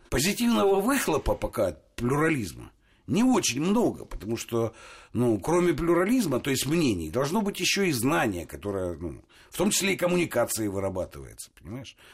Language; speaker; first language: Russian; native; Russian